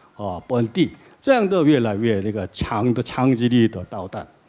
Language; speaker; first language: Chinese; non-native, learner; Korean